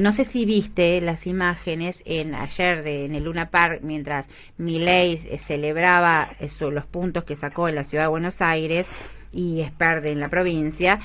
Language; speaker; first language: Spanish; native; Spanish